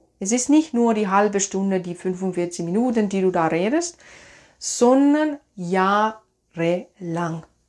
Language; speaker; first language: German; non-native, fluent; Finnish